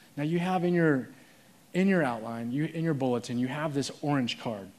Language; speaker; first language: English; native; English